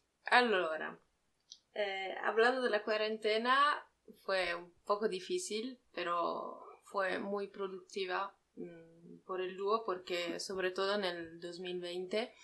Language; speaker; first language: Spanish; non-native, fluent; Italian